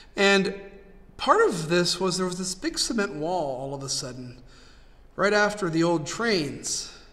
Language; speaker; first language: English; native; English